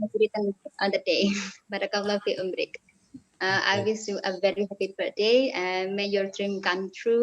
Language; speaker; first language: English; non-native, fluent; Indonesian